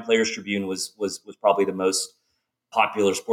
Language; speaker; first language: English; native; English